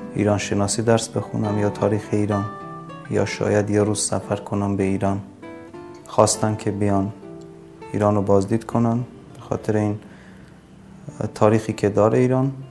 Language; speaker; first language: Persian; non-native, learner; Armenian